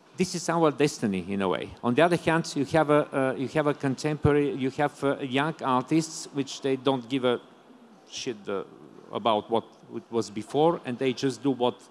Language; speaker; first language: English; non-native, fluent; Bulgarian